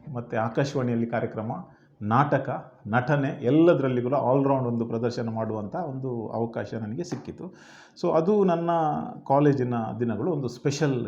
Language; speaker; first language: Kannada; non-native, local second language; Konkani